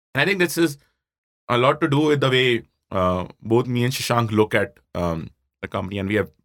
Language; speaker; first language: English; non-native, local second language; Hindi